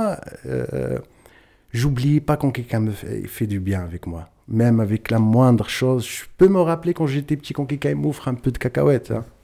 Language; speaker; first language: French; non-native, local second language; Tachelhit